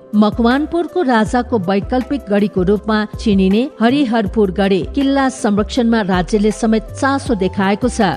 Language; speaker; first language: Nepali; native; Nepali